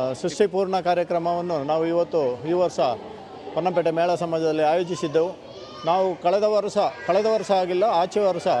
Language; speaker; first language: Kannada; native; Kannada